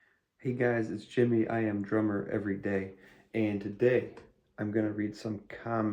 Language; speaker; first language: English; native; English